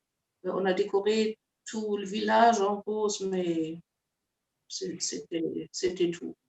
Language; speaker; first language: French; non-native, fluent; German